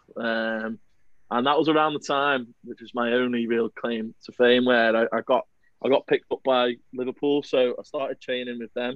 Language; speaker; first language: English; native; English